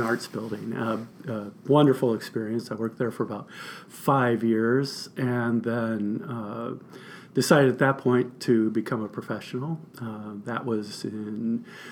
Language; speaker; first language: English; native; English